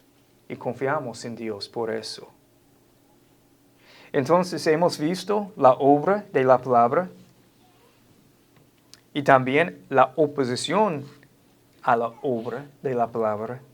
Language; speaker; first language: Spanish; non-native, fluent; English